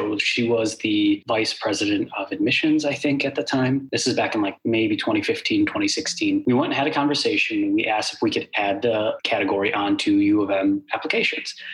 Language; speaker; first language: English; early bilingual, other home language; Arabic